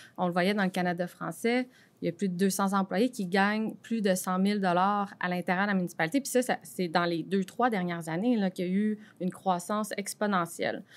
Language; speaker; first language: French; native; French